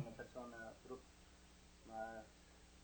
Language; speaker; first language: Spanish; non-native, fluent; English